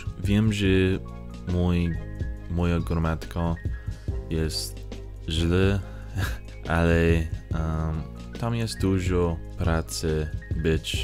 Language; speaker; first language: Polish; non-native, learner; English